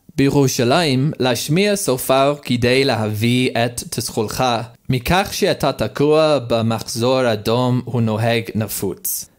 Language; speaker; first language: Hebrew; non-native, learner; English